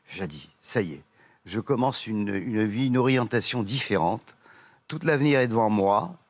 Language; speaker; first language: French; native; French